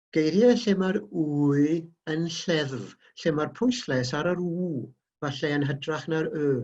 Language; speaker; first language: Welsh; native; Welsh